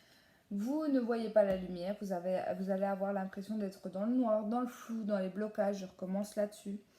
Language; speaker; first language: French; native; French